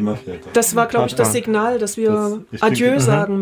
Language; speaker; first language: German; native; German